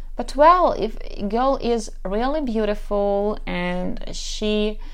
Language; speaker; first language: English; non-native, fluent; Ukrainian